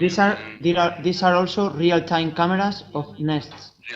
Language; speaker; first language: English; non-native, fluent; Spanish